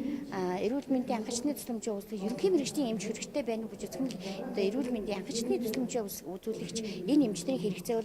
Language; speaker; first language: Mongolian; native; Mongolian